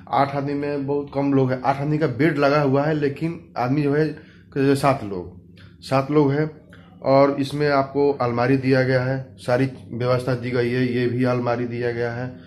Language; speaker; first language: Hindi; native; Hindi